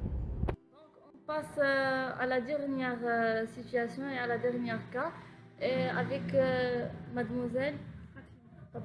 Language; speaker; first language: French; non-native, learner; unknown